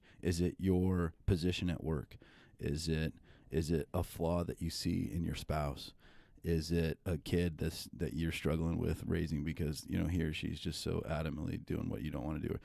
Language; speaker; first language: English; native; English